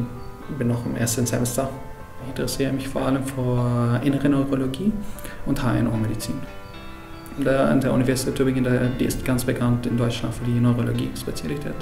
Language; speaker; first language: German; non-native, fluent; Arabic